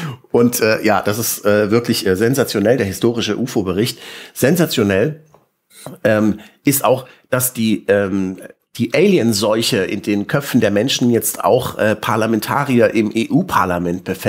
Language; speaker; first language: German; native; German